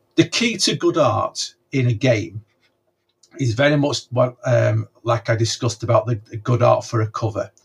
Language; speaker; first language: English; native; English